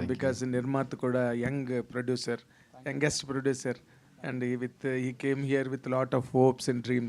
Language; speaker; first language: Telugu; native; Telugu